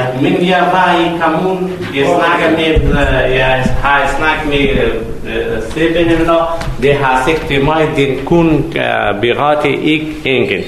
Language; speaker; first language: Danish; non-native, learner; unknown